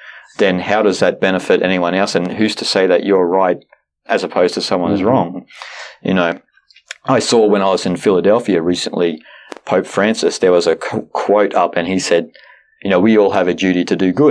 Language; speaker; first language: English; native; English